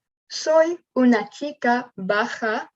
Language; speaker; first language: Spanish; non-native, learner; English